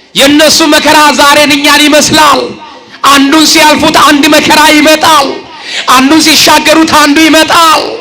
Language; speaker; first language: Amharic; native; Amharic